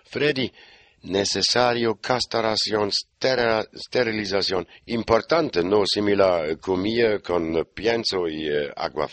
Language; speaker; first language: Spanish; non-native, learner; German